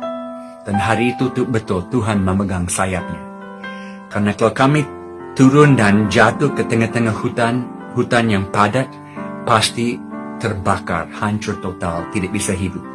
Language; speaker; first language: Indonesian; non-native, fluent; English